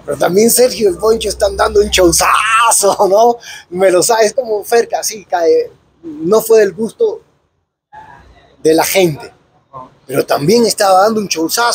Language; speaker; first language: Spanish; native; Spanish